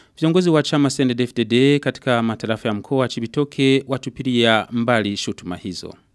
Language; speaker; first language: Swahili; non-native, local second language; Rundi